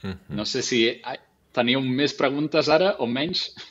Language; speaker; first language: Catalan; non-native, local second language; Spanish